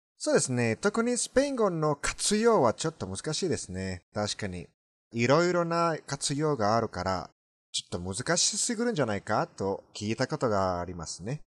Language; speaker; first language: Japanese; non-native, fluent; Spanish